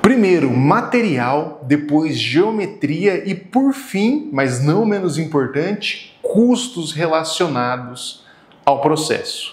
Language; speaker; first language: Portuguese; native; Portuguese